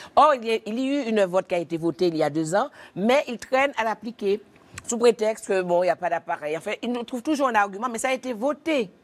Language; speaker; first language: French; native; French